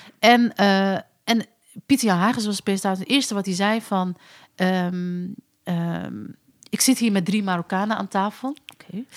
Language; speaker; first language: Dutch; early bilingual, other home language; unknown